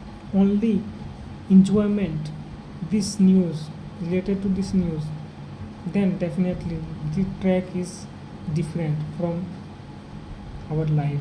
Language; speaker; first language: English; non-native, learner; Hindi